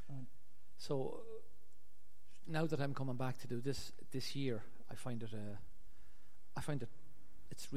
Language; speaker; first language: English; native; English